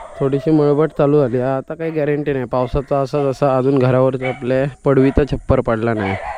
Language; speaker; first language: Marathi; native; Marathi